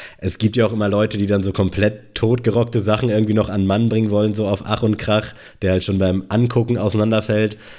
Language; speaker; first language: German; native; German